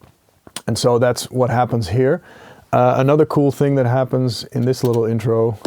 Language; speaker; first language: English; non-native, fluent; Dutch